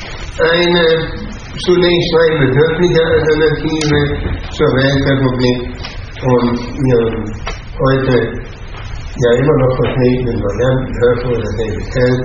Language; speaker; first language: German; native; German